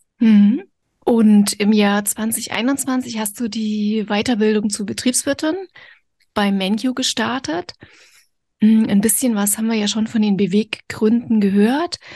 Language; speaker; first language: German; native; German